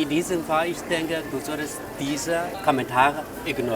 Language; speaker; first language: German; non-native, fluent; Chinese